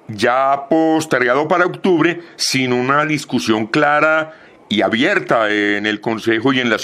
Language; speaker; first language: Spanish; native; Spanish